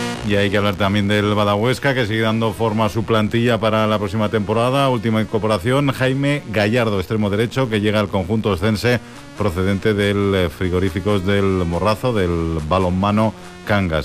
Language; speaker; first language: Spanish; native; Spanish